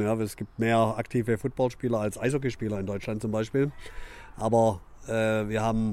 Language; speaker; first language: German; native; German